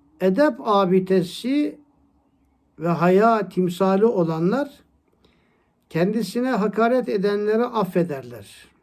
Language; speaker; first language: Turkish; native; Turkish